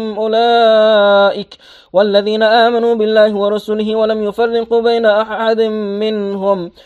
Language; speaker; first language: Arabic; non-native, fluent; Persian